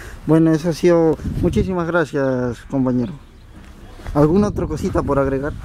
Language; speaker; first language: Spanish; native; Spanish